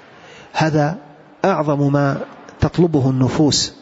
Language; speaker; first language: Arabic; native; Arabic